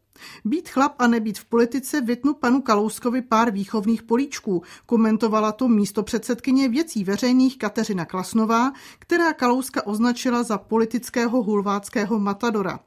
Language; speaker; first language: Czech; native; Czech